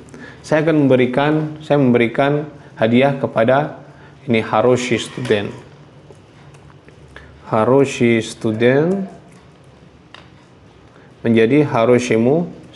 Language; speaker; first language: Indonesian; non-native, local second language; Javanese